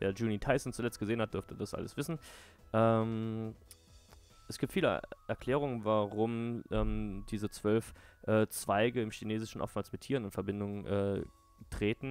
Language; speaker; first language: German; native; German